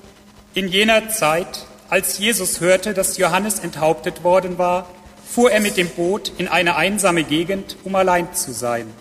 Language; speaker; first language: German; native; German